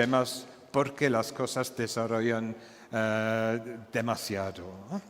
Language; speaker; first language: Spanish; non-native, fluent; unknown